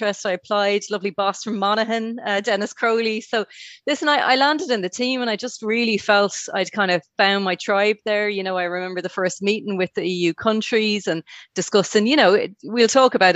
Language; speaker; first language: English; native; English